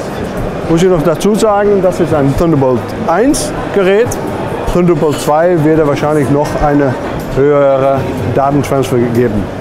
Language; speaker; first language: German; non-native, fluent; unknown